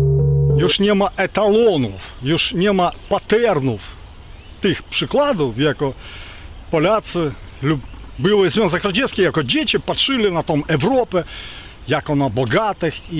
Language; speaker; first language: Polish; non-native, fluent; Ukrainian